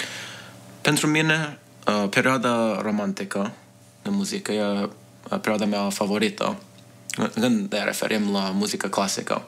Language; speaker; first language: Romanian; early bilingual, heritage; Romanian